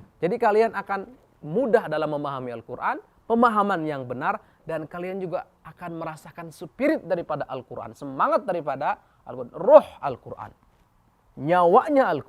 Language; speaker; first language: Indonesian; native; Indonesian